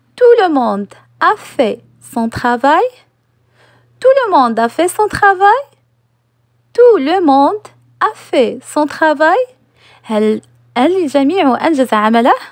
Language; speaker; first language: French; non-native, local second language; Arabic